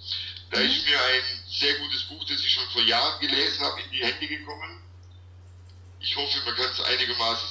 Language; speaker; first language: German; native; German